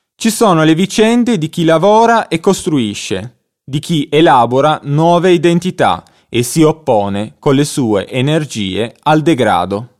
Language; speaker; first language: Italian; native; Italian